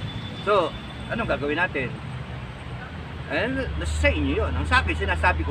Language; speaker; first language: Filipino; native; Filipino